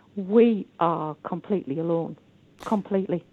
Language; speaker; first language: English; native; English